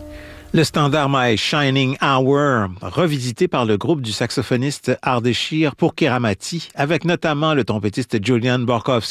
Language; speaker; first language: French; native; French